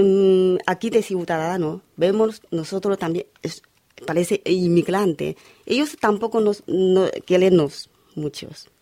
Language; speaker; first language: Spanish; non-native, learner; Chinese